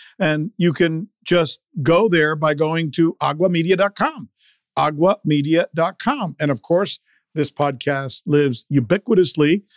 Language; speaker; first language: English; early bilingual, other home language; Spanish